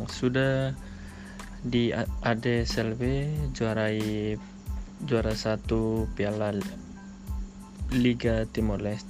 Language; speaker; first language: Indonesian; non-native, local second language; Tetum